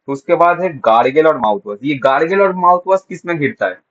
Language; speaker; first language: Hindi; non-native, local second language; Bangla